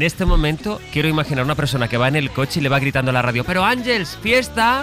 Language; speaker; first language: Spanish; native; Spanish